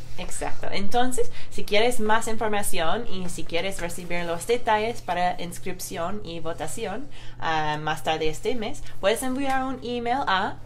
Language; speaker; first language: Spanish; non-native, fluent; English